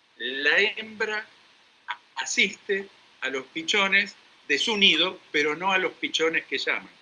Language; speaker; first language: Spanish; native; Spanish